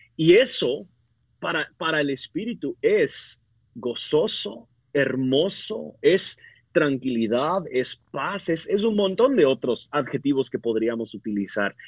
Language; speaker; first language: Spanish; early bilingual, other home language; English